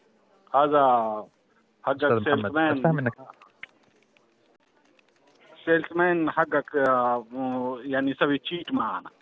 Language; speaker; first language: Arabic; non-native, learner; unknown